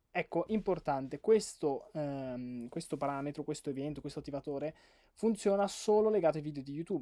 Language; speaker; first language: Italian; native; Italian